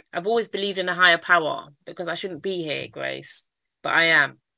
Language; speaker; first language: English; native; English